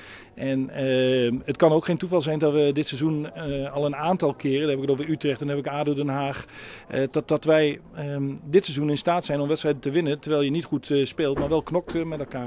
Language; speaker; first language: Dutch; native; Dutch